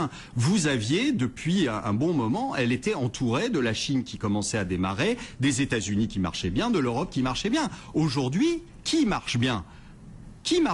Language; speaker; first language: French; native; French